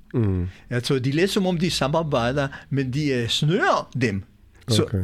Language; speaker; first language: Danish; non-native, fluent; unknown